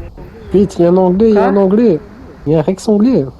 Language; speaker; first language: French; native; French